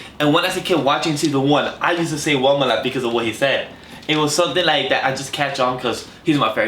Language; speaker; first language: English; native; English